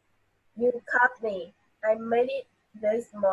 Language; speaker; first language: English; non-native, learner; Vietnamese